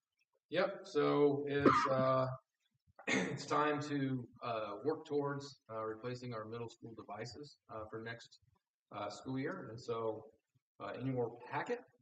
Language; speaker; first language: English; native; English